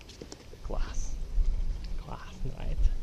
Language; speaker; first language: Russian; native; Russian